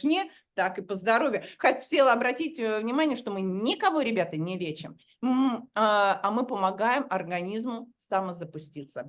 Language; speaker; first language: Russian; native; Russian